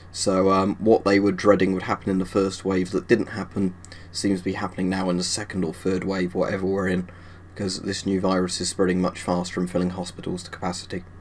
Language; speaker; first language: English; native; English